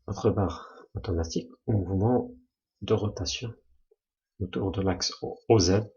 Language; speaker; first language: French; non-native, local second language; Arabic